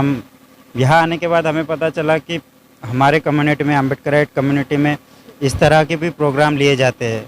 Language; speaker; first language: Hindi; non-native, local second language; Marathi